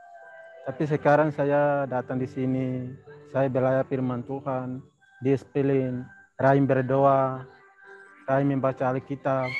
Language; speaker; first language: Indonesian; non-native, local second language; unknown